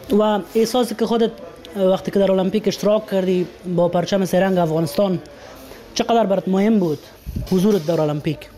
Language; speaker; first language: Persian; native; Persian